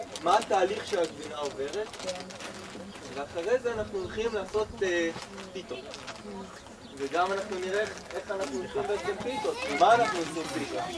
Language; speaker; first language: Hebrew; native; Hebrew